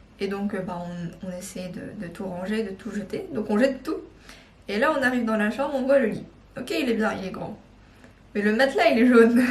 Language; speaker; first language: French; non-native, fluent; Korean